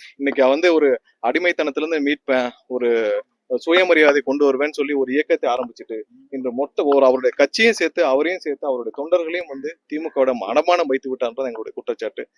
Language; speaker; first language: Tamil; native; Tamil